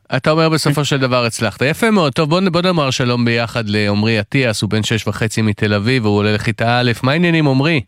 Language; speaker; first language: Hebrew; native; Hebrew